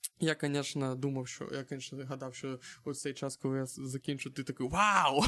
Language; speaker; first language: Ukrainian; non-native, local second language; Russian